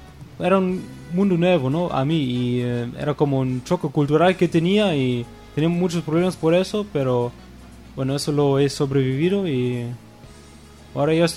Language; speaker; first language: Spanish; non-native, fluent; German